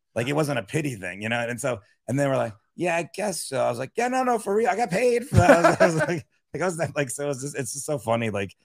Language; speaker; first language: English; native; English